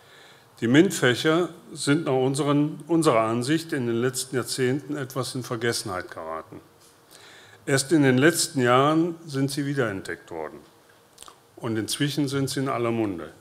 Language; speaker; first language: German; native; German